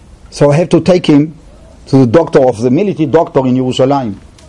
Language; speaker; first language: English; non-native, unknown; Hebrew